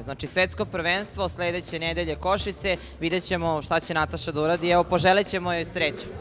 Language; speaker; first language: Bosnian; native; Bosnian